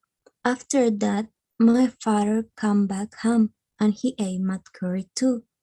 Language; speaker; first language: English; non-native, learner; Spanish